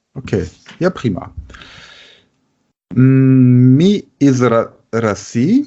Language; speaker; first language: Russian; non-native, learner; German